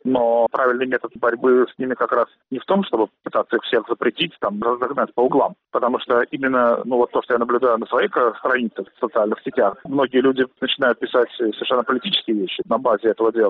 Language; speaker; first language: Russian; native; Russian